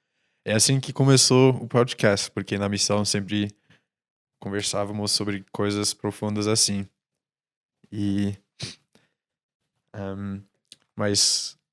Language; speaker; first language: Portuguese; non-native, fluent; English